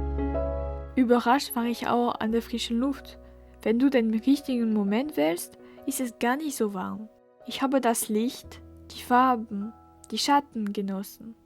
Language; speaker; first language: German; non-native, learner; French